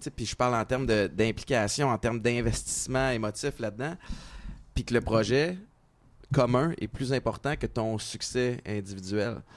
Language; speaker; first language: French; native; French